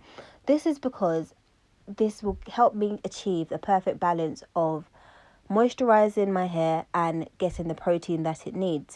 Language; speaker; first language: English; native; English